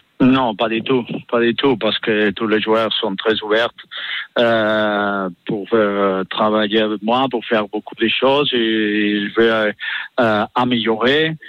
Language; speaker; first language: French; non-native, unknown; Catalan